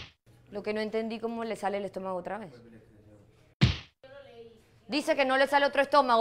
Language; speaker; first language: Spanish; native; Spanish